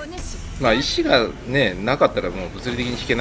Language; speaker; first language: Japanese; native; Japanese